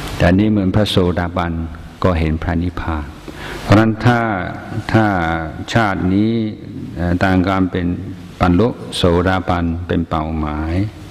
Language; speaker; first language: Thai; non-native, fluent; English